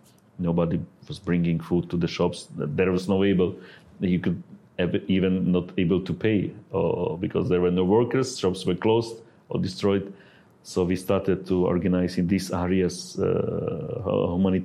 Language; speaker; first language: English; non-native, fluent; Ukrainian